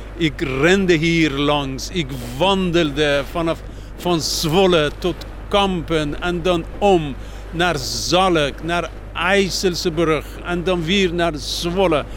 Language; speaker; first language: Dutch; non-native, fluent; Persian